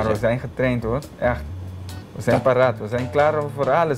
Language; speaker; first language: Dutch; non-native, local second language; Papiamento